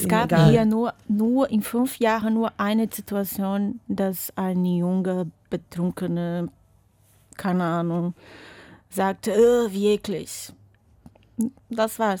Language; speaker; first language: German; non-native, fluent; Portuguese